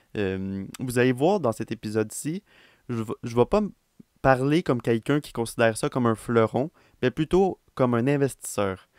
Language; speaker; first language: French; native; French